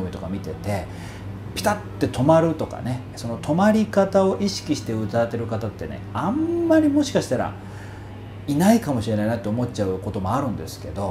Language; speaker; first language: Japanese; native; Japanese